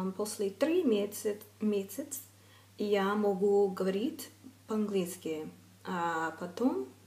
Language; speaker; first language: Russian; non-native, learner; English